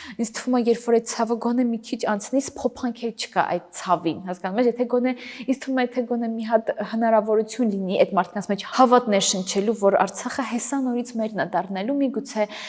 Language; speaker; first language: Armenian; native; Armenian